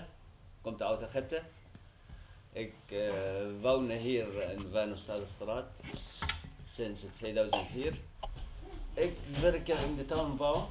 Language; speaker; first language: Dutch; non-native, learner; Arabic